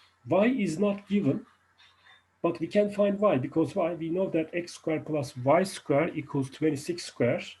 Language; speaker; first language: English; non-native, fluent; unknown